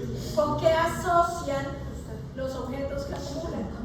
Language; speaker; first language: Spanish; native; Spanish